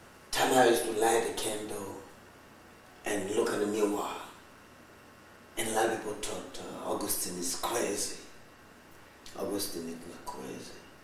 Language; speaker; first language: English; non-native, learner; Haitian Creole